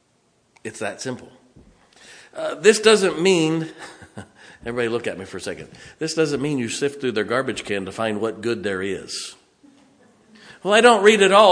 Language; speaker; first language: English; native; English